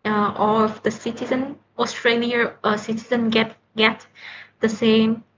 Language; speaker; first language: English; non-native, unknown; Vietnamese